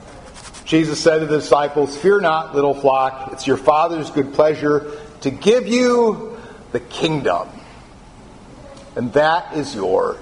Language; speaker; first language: English; native; English